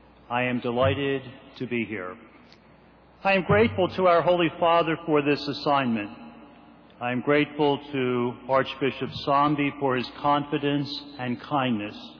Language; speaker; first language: English; native; English